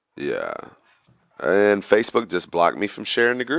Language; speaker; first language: English; native; English